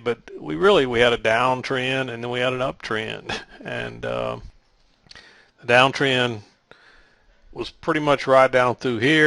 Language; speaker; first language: English; native; English